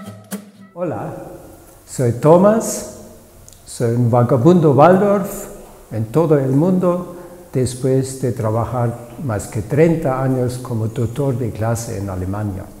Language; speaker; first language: Spanish; non-native, fluent; German